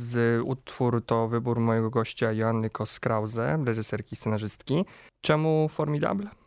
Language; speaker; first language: Polish; native; Polish